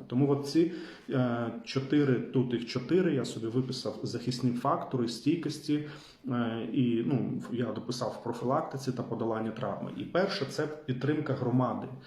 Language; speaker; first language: Ukrainian; non-native, local second language; Russian